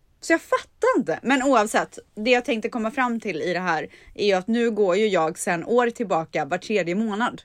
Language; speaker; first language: Swedish; native; Swedish